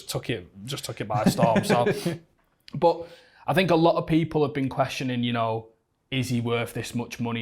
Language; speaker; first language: English; native; English